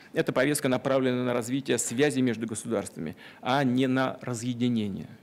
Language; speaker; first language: Russian; native; Russian